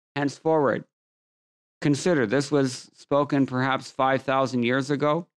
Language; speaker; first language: English; native; English